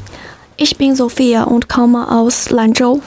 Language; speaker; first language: German; non-native, learner; Chinese